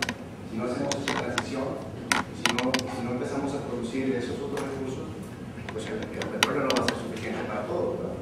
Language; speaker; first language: Spanish; native; Spanish